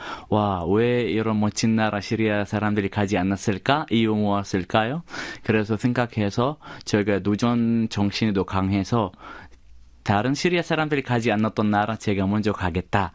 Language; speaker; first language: Korean; non-native, fluent; Arabic